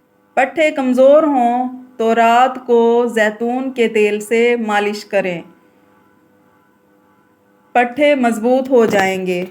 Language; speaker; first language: Urdu; native; Urdu